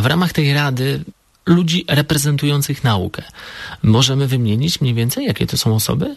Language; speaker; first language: Polish; native; Polish